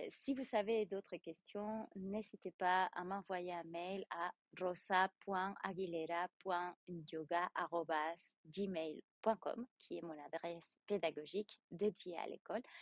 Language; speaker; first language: French; non-native, fluent; Spanish